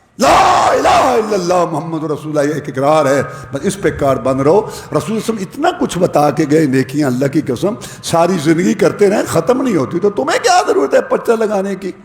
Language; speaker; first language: Urdu; non-native, local second language; Punjabi